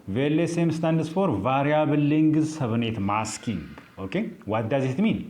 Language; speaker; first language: English; non-native, local second language; Amharic